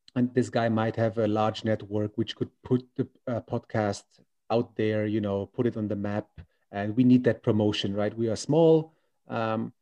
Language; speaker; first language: English; non-native, fluent; German